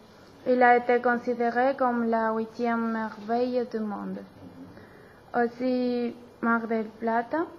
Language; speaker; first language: French; non-native, learner; Spanish